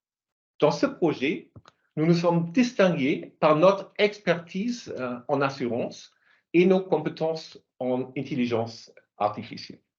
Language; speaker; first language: French; non-native, fluent; German